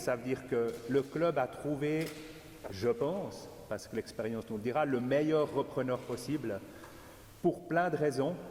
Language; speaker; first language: French; native; French